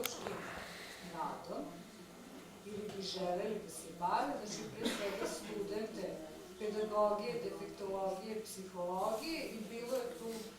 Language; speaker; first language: Bosnian; native; Bosnian